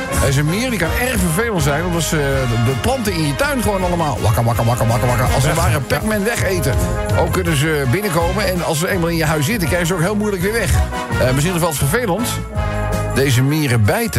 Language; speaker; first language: Dutch; native; Dutch